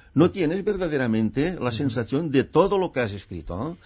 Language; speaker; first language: Spanish; non-native, local second language; Catalan